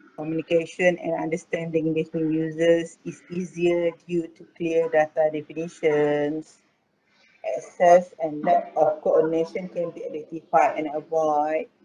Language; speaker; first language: English; non-native, local second language; Malay